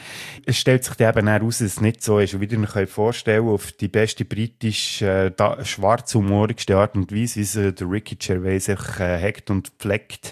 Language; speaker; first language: German; native; German